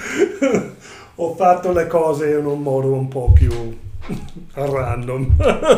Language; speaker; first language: Italian; non-native, learner; English